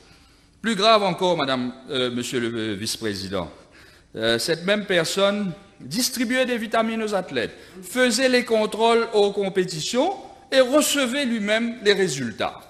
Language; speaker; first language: French; non-native, local second language; Morisyen